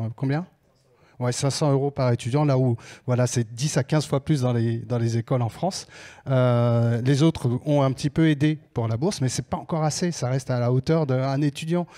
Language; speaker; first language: French; native; French